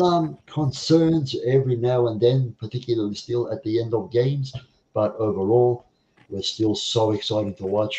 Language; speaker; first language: English; native; English